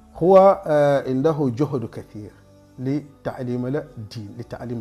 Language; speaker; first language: Arabic; non-native, fluent; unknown